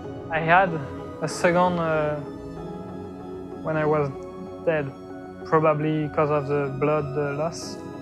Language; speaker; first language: English; non-native, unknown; French